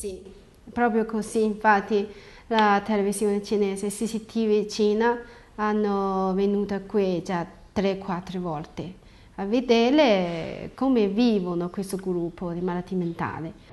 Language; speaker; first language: Italian; non-native, learner; Chinese